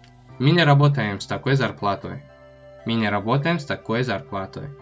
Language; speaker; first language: Russian; non-native, local second language; Tajik